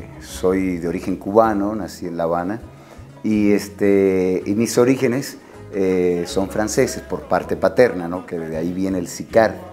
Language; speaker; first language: Spanish; native; Spanish